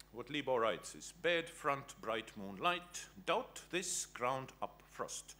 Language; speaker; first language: English; non-native, fluent; Estonian